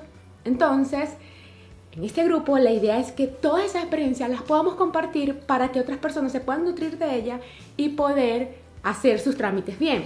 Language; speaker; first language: Spanish; native; Spanish